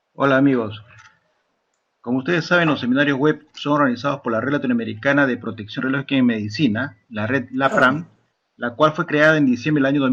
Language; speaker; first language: Spanish; native; Spanish